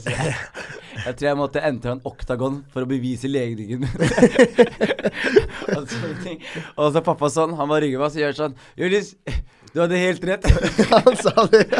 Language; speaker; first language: Norwegian; early bilingual, other home language; Somali